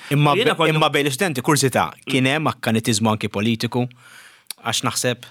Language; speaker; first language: Maltese; native; Maltese